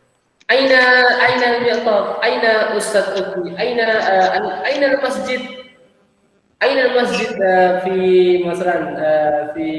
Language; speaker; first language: Arabic; non-native, fluent; Indonesian